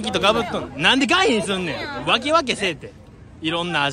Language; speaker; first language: Japanese; native; Japanese